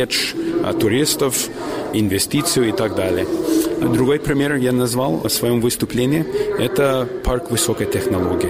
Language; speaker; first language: Russian; non-native, fluent; English